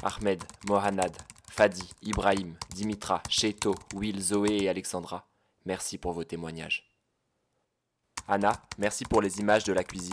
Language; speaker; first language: French; native; French